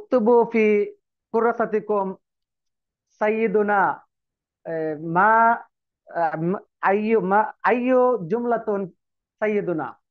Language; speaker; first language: Arabic; non-native, learner; Bangla